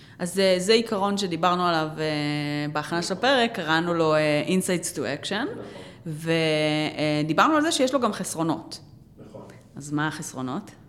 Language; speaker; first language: Hebrew; native; Hebrew